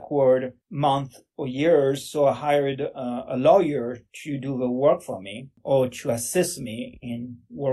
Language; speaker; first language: English; non-native, fluent; French